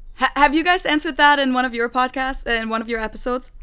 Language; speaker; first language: English; non-native, fluent; German